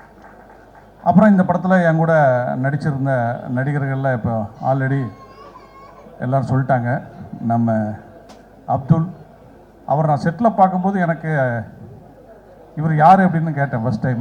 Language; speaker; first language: Tamil; native; Tamil